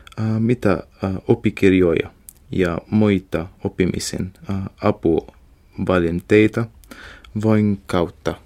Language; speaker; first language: Finnish; non-native, learner; Arabic